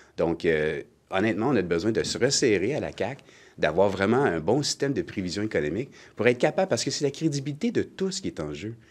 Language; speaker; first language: French; native; French